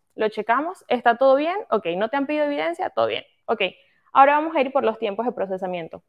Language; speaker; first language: Spanish; native; Spanish